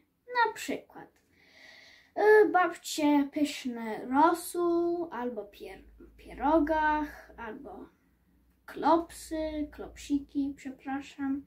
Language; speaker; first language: Polish; early bilingual, heritage; Polish